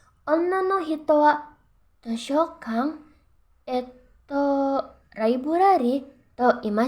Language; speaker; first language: Japanese; non-native, fluent; Indonesian